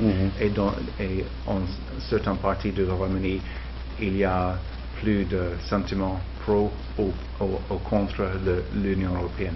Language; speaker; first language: French; non-native, fluent; English